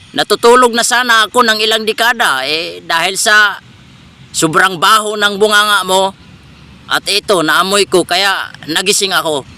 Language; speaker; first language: Filipino; native; Filipino